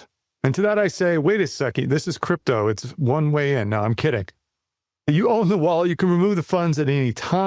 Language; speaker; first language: English; native; English